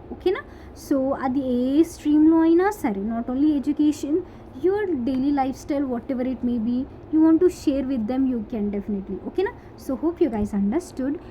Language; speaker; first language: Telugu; non-native, local second language; Urdu